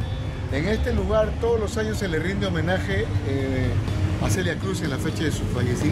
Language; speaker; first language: Spanish; native; Spanish